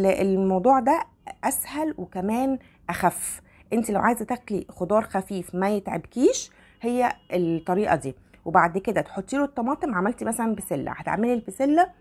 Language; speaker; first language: Arabic; native; Arabic